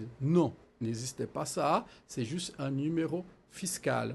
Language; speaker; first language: French; non-native, fluent; Portuguese